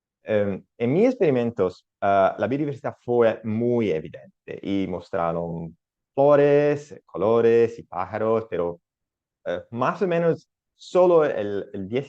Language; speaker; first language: Spanish; non-native, learner; Italian